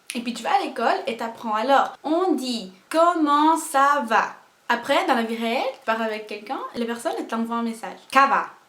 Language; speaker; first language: French; non-native, fluent; Portuguese